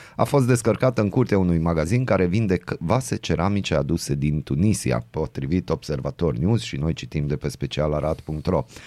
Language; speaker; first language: Romanian; native; Romanian